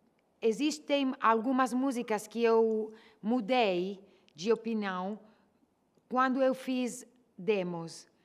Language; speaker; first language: Portuguese; non-native, learner; Italian